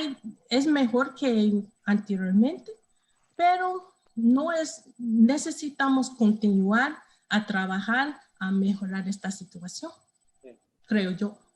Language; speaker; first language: Spanish; non-native, learner; English